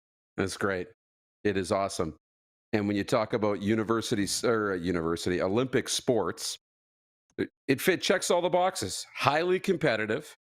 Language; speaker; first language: English; native; English